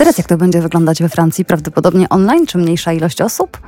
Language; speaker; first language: Polish; native; Polish